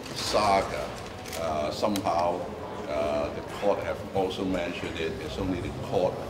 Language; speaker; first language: English; non-native, local second language; Chinese